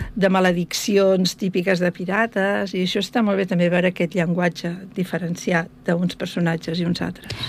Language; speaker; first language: Catalan; native; Catalan